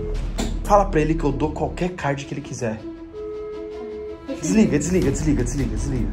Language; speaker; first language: Portuguese; native; Portuguese